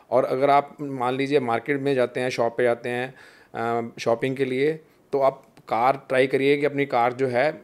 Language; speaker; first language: Hindi; non-native, local second language; Punjabi